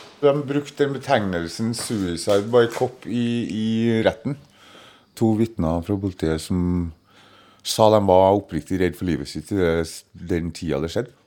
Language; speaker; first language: Norwegian; native; Norwegian